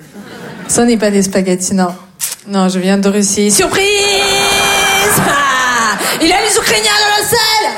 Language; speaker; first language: French; non-native, fluent; Russian